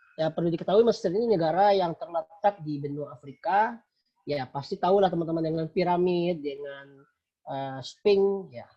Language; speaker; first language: Indonesian; non-native, local second language; Minangkabau